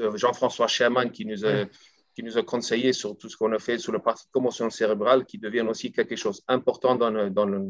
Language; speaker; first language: French; non-native, fluent; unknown